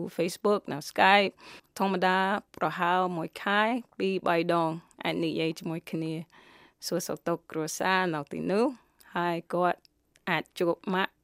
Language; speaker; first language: Khmer; non-native, learner; English